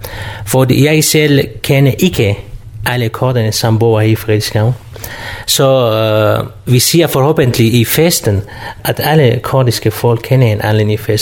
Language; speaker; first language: Danish; non-native, fluent; Kurdish